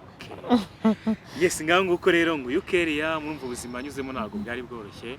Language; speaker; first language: Kinyarwanda; native; Kinyarwanda